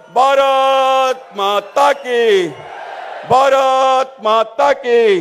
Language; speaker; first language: Hindi; non-native, local second language; Telugu